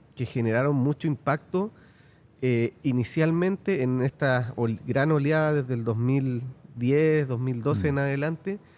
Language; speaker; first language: Spanish; native; Spanish